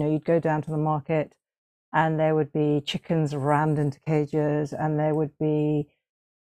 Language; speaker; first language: English; native; English